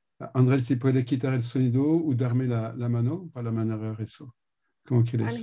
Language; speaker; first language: Spanish; non-native, learner; French